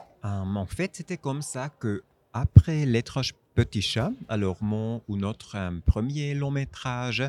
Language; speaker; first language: French; non-native, fluent; German